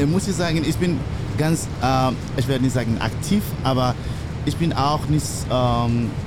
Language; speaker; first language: German; non-native, learner; English